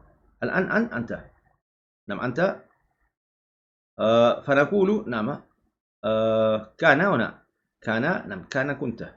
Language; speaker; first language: Arabic; non-native, fluent; Malay